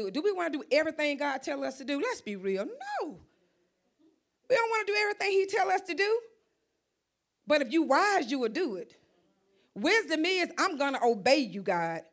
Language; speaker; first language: English; native; English